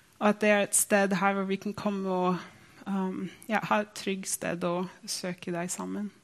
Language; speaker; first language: Norwegian; non-native, fluent; English